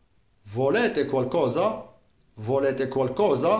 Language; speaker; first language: Italian; non-native, fluent; Arabic